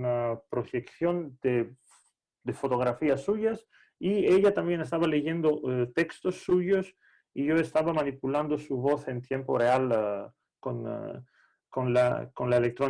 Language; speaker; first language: Spanish; non-native, fluent; Greek